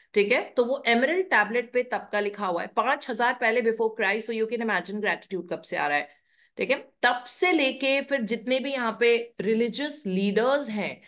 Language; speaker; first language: Hindi; native; Hindi